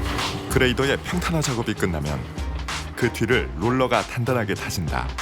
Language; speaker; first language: Korean; native; Korean